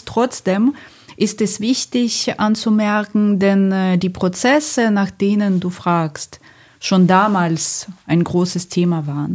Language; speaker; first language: German; non-native, fluent; Ukrainian